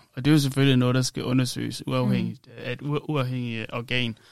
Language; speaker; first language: Danish; early bilingual, other home language; Amharic